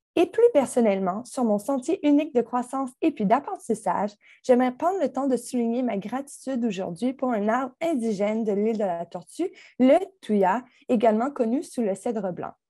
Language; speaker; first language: French; native; French